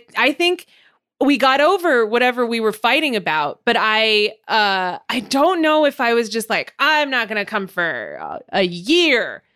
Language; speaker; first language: English; native; English